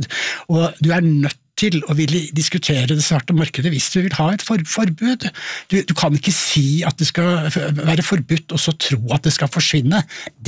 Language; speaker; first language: Norwegian; native; Norwegian